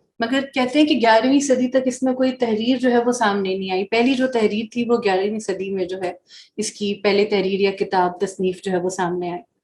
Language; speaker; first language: Urdu; native; Urdu